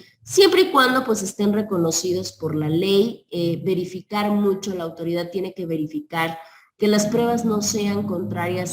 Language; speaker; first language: Spanish; native; Spanish